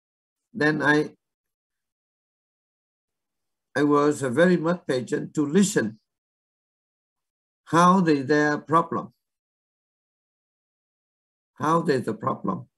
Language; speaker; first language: English; non-native, learner; Vietnamese